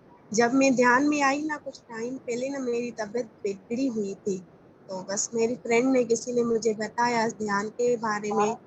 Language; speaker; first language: Hindi; non-native, local second language; Sindhi